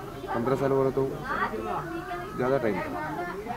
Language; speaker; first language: Hindi; non-native, local second language; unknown